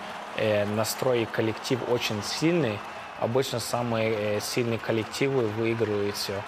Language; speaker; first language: Russian; early bilingual, heritage; Russian